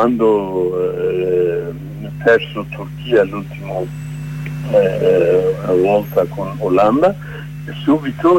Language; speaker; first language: Italian; non-native, learner; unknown